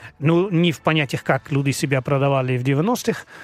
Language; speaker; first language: Russian; non-native, learner; Dutch